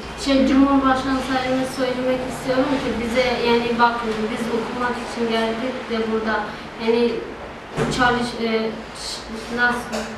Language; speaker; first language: Turkish; early bilingual, other home language; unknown